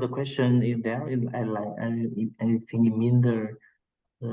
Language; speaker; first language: English; non-native, learner; Vietnamese